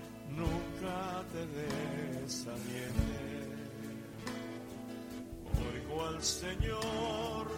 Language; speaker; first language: Spanish; early bilingual, heritage; Spanish